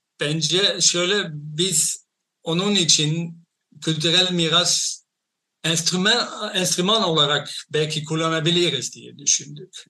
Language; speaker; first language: Turkish; non-native, fluent; Dutch